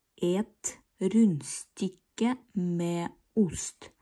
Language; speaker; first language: Norwegian; non-native, fluent; Russian